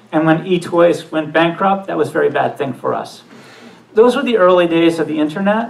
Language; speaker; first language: English; native; English